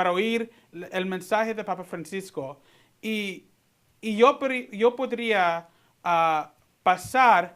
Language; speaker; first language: Spanish; early bilingual, heritage; Spanish